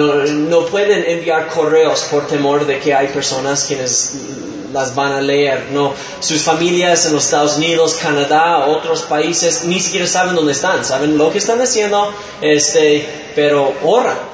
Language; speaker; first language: Spanish; non-native, fluent; English